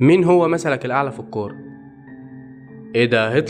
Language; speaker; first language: Arabic; native; Arabic